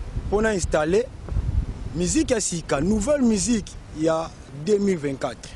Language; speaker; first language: French; non-native, local second language; Lingala